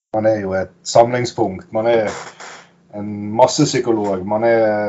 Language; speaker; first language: Norwegian; native; Norwegian